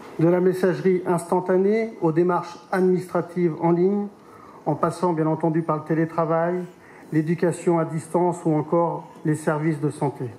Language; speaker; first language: French; native; French